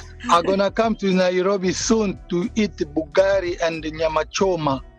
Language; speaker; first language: English; non-native, learner; Lingala